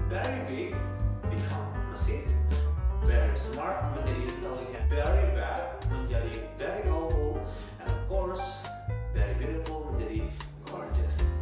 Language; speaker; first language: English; non-native, fluent; Indonesian